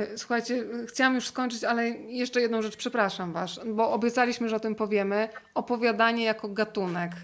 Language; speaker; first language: Polish; native; Polish